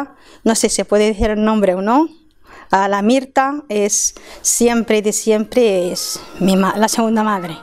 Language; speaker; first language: Spanish; non-native, fluent; Arabic